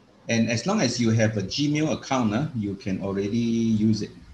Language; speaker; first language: English; non-native, local second language; Malay